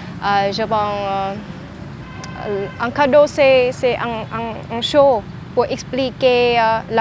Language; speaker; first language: French; non-native, learner; Vietnamese